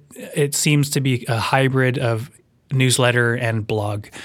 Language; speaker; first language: English; native; English